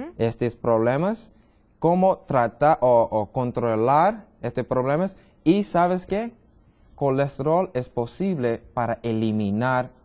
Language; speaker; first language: Spanish; non-native, learner; English